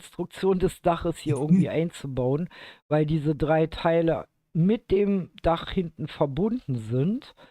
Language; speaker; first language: German; native; German